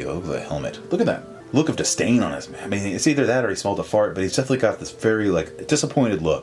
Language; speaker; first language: English; native; English